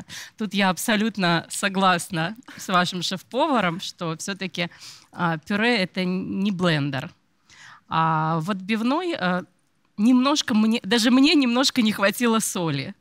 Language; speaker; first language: Russian; native; Russian